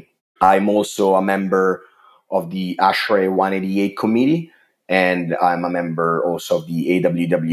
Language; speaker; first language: English; non-native, fluent; Italian